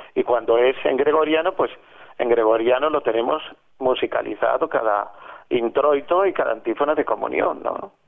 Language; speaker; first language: Spanish; native; Spanish